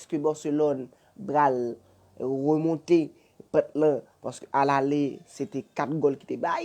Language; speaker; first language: French; non-native, learner; Haitian Creole